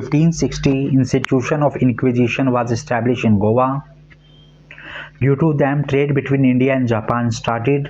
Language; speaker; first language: English; non-native, local second language; Hindi